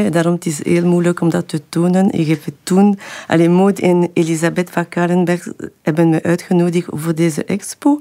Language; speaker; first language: Dutch; non-native, fluent; French